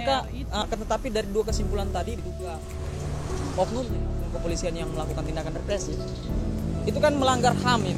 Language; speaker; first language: Indonesian; native; Indonesian